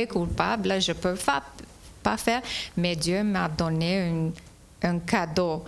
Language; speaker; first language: French; non-native, fluent; English